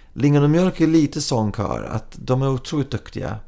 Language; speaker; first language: Swedish; early bilingual, other home language; English